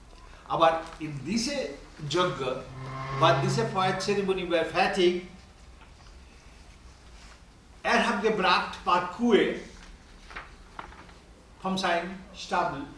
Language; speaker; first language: German; non-native, learner; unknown